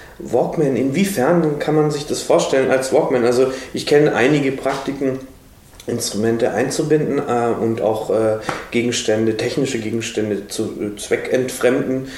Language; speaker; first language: German; native; German